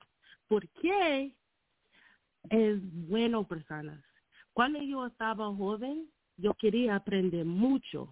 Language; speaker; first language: Spanish; non-native, learner; English